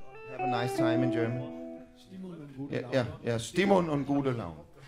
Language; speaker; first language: German; non-native, learner; Danish